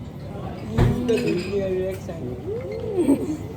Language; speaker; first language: English; non-native, learner; Japanese